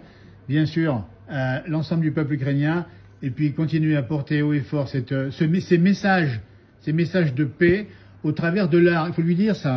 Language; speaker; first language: French; native; French